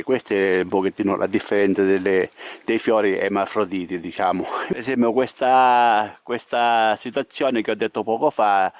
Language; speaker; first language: Italian; native; Italian